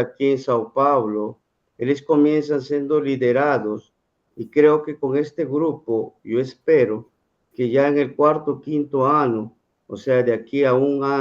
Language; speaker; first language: Spanish; non-native, fluent; Portuguese